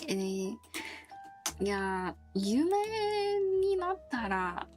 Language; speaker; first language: Japanese; non-native, learner; Korean